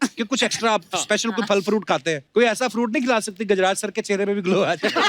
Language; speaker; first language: Hindi; native; Hindi